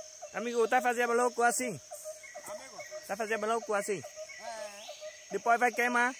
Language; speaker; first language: Portuguese; non-native, learner; Vietnamese